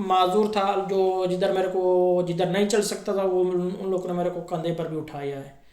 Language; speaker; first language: Urdu; non-native, local second language; Sindhi